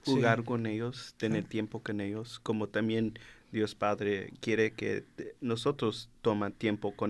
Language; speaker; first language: Spanish; early bilingual, heritage; Spanish